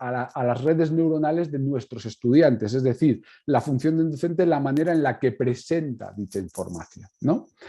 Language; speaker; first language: Spanish; native; Spanish